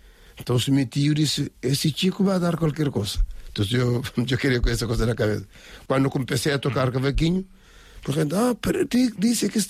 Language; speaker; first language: Spanish; non-native, learner; Kabuverdianu